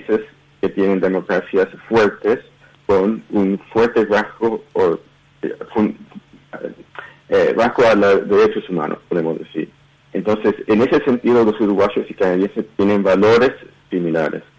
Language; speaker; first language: Spanish; early bilingual, heritage; Spanish